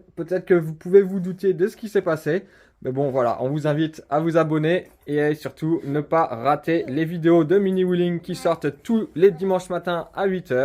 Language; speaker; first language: French; native; French